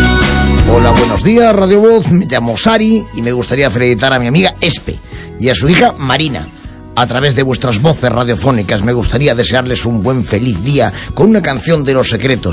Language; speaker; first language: Spanish; native; Spanish